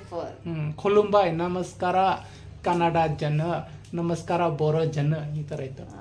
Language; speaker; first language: Kannada; non-native, learner; Bodo